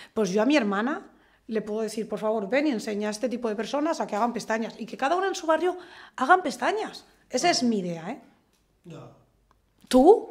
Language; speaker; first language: Spanish; native; Spanish